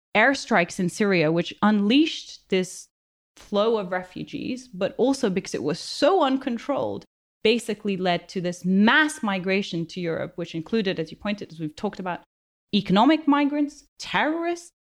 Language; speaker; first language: English; non-native, local second language; German